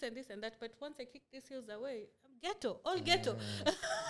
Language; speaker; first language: English; non-native, local second language; Swahili